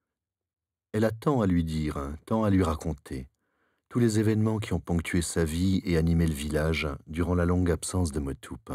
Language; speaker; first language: French; native; French